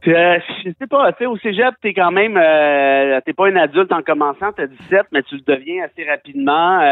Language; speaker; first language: French; native; French